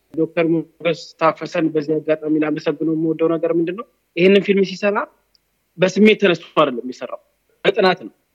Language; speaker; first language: Amharic; native; Amharic